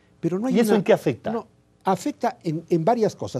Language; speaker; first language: Spanish; native; Spanish